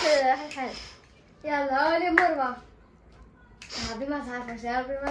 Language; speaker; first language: Arabic; native; Arabic